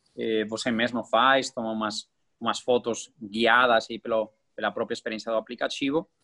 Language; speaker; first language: Portuguese; non-native, fluent; Spanish